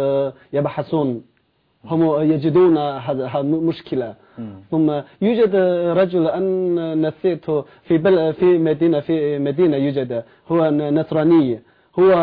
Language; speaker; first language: Arabic; non-native, learner; Chinese